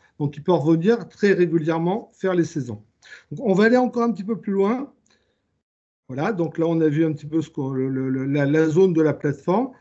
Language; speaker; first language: French; native; French